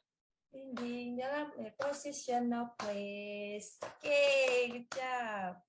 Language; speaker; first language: English; non-native, learner; Indonesian